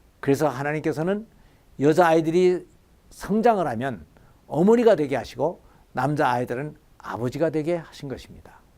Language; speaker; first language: Korean; native; Korean